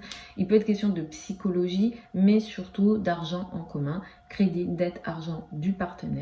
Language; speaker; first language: French; native; French